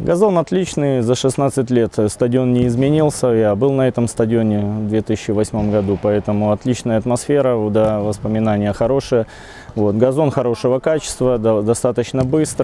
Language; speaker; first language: Russian; native; Russian